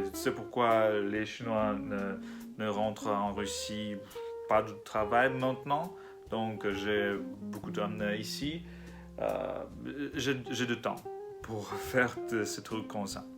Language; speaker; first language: French; non-native, learner; Russian